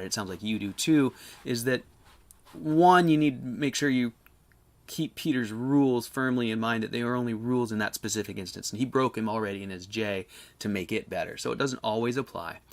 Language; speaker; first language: English; native; English